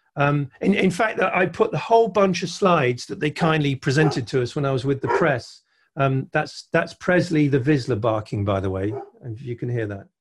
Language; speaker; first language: English; native; English